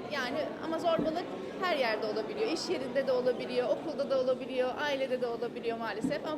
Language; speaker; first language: Turkish; early bilingual, other home language; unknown